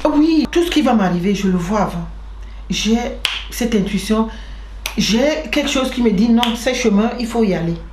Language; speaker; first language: French; non-native, local second language; Basaa